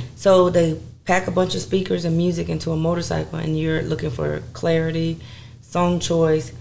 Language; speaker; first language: English; native; English